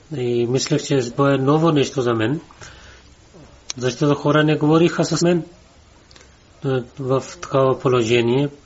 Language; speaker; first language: Bulgarian; non-native, learner; Urdu